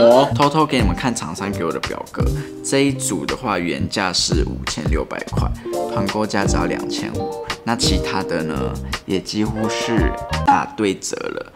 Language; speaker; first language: Chinese; native; Chinese